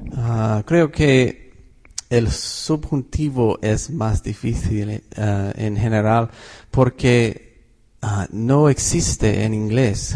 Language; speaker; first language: Spanish; non-native, fluent; English